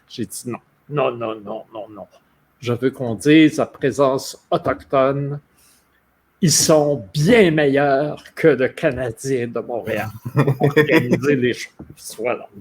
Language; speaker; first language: French; native; French